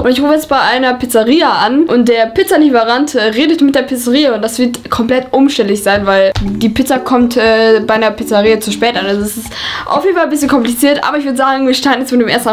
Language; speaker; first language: German; native; German